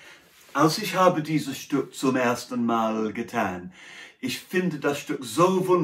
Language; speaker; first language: German; non-native, fluent; English